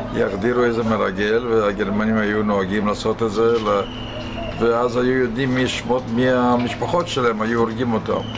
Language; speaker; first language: Hebrew; non-native, fluent; Yiddish